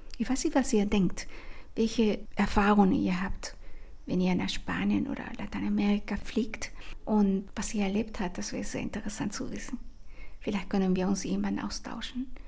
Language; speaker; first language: German; non-native, fluent; Spanish